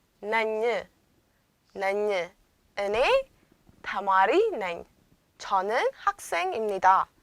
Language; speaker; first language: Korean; non-native, fluent; Amharic